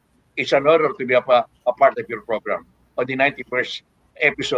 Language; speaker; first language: English; non-native, local second language; Filipino